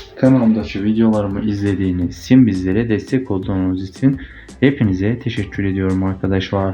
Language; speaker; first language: Turkish; native; Turkish